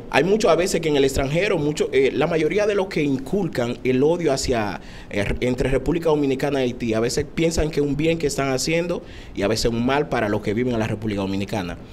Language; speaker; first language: Spanish; non-native, fluent; Haitian Creole